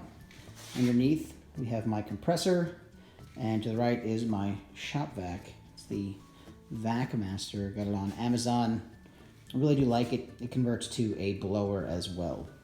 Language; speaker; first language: English; native; English